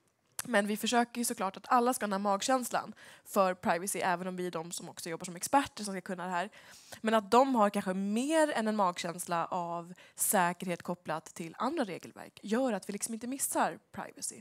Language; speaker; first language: Swedish; native; Swedish